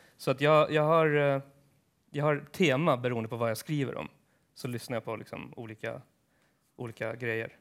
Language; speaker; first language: Swedish; early bilingual, other home language; Kurdish